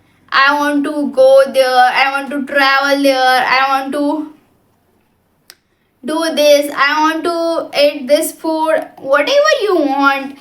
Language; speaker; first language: English; non-native, local second language; Hindi